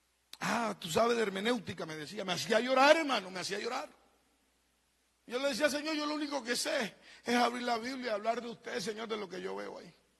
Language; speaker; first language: Spanish; native; Spanish